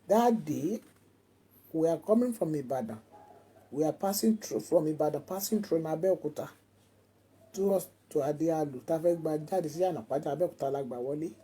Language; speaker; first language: English; non-native, local second language; Yoruba